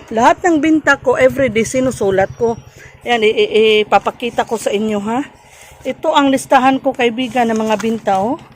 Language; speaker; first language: Filipino; non-native, local second language; Cebuano